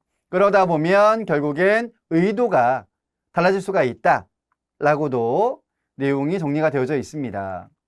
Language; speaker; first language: Korean; native; Korean